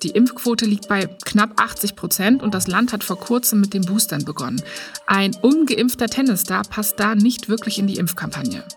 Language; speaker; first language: German; native; German